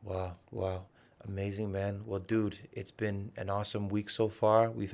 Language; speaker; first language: English; native; English